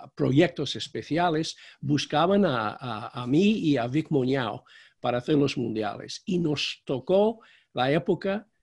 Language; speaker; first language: Spanish; non-native, fluent; English